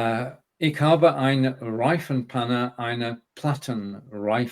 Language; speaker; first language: German; non-native, learner; English